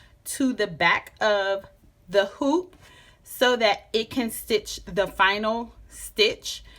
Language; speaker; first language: English; native; English